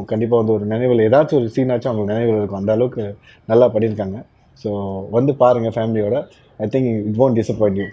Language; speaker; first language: Tamil; native; Tamil